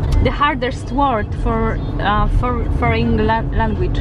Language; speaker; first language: English; non-native, learner; Polish